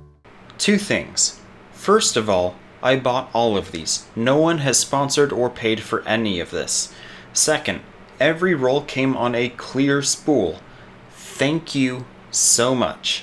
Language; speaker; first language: English; native; English